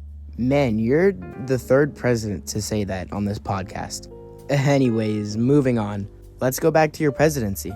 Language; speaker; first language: English; native; English